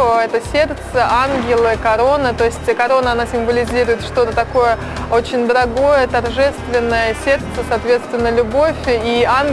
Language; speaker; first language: Russian; native; Russian